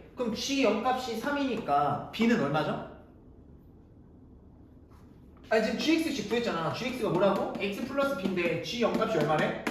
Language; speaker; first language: Korean; native; Korean